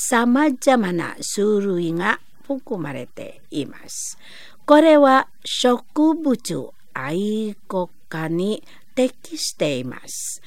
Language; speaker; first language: Japanese; non-native, fluent; Indonesian